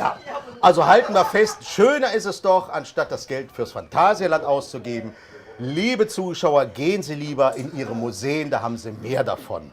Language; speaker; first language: German; native; German